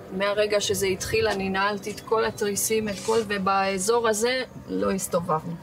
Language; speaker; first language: Hebrew; native; Hebrew